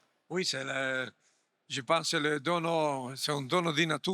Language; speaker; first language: French; non-native, fluent; Italian